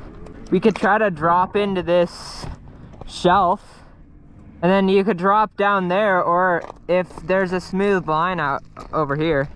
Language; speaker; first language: English; native; English